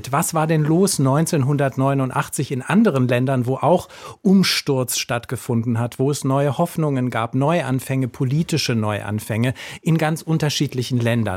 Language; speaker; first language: German; native; German